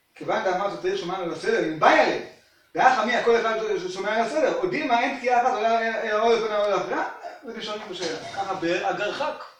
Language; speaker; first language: Hebrew; native; Hebrew